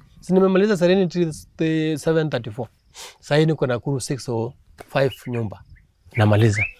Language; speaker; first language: Swahili; native; Swahili